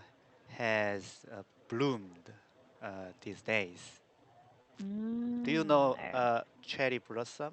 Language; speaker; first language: English; non-native, learner; Korean